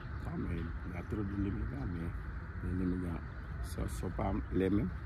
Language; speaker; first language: French; non-native, local second language; Wolof